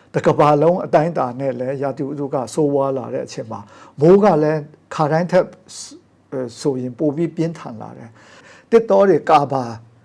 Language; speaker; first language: Burmese; non-native, local second language; Kachin